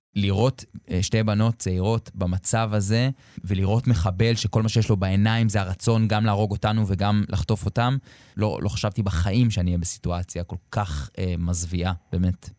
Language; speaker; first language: Hebrew; native; Hebrew